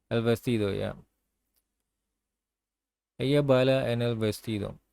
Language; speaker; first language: Spanish; non-native, learner; English